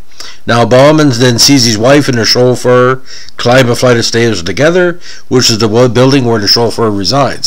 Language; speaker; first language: English; native; English